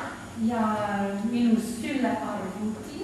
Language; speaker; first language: Estonian; non-native, learner; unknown